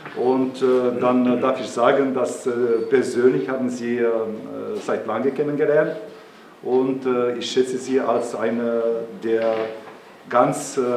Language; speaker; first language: German; non-native, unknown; Romanian